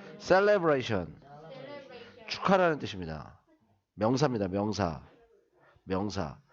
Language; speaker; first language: Korean; native; Korean